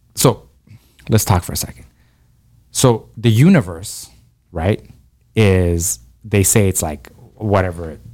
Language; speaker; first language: English; early bilingual, other home language; Persian